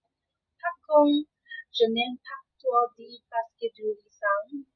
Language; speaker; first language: French; non-native, learner; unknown